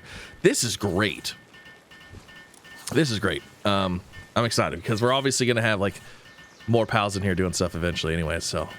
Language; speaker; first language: English; native; English